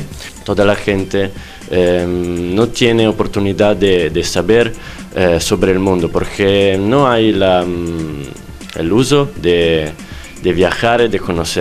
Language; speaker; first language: Spanish; non-native, fluent; Italian